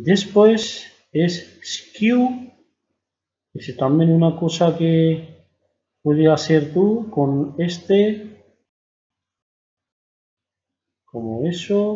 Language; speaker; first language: Spanish; non-native, learner; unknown